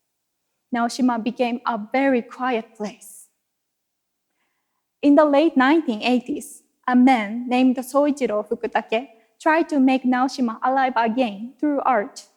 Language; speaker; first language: English; non-native, fluent; Japanese